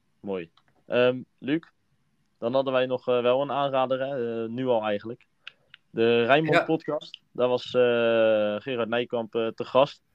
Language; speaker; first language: Dutch; native; Dutch